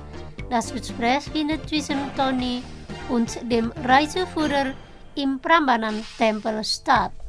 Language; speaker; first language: German; non-native, fluent; Indonesian